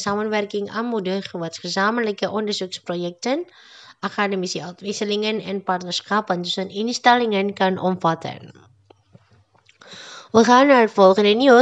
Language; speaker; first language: Dutch; non-native, fluent; Indonesian